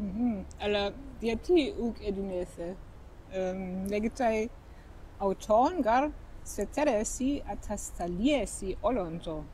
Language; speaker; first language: Greek; non-native, fluent; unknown